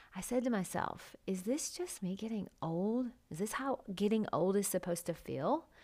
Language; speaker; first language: English; native; English